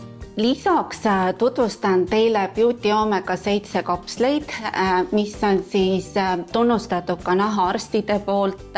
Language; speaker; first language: Estonian; native; Estonian